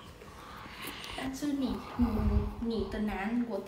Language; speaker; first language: Chinese; non-native, learner; Vietnamese